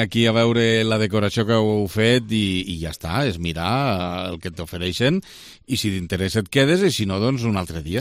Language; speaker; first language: Catalan; native; Catalan